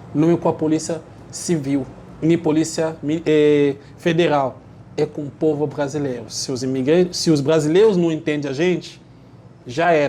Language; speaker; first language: Portuguese; non-native, learner; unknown